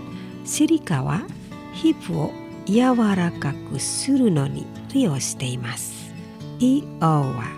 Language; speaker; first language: Japanese; non-native, fluent; Indonesian